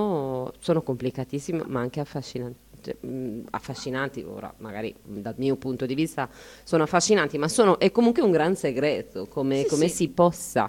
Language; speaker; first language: Italian; native; Italian